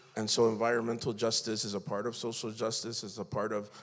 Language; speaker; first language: English; native; English